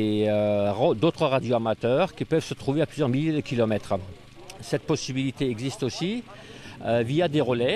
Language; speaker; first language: French; native; French